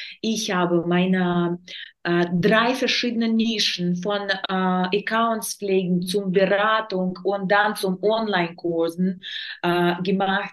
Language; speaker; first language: German; non-native, learner; Russian